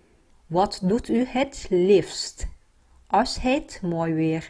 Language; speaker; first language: Dutch; non-native, fluent; Vietnamese